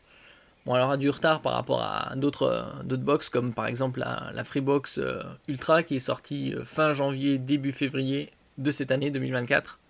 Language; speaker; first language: French; native; French